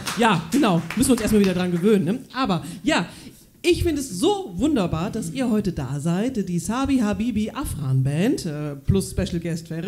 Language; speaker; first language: German; native; German